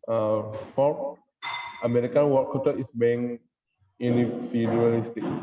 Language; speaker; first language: English; non-native, learner; Indonesian